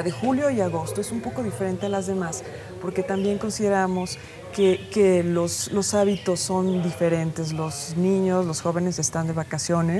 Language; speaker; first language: Spanish; native; Spanish